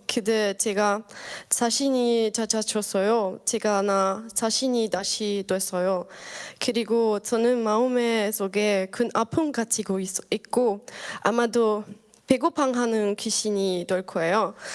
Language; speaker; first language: Korean; non-native, learner; Spanish